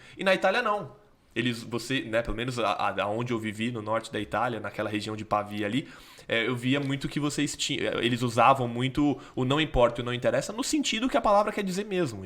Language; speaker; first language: Portuguese; native; Portuguese